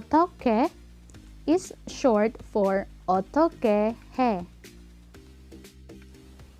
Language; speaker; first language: Korean; non-native, learner; Filipino